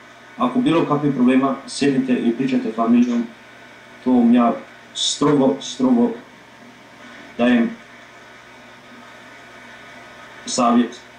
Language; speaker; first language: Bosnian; early bilingual, heritage; English